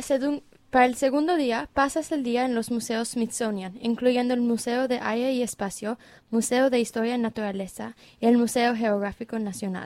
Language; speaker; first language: Spanish; non-native, learner; English